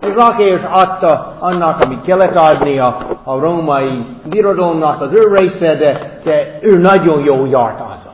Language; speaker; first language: Hungarian; non-native, fluent; English